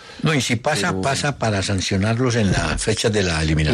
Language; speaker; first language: Spanish; native; Spanish